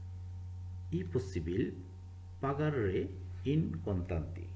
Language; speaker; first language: Italian; non-native, fluent; Bangla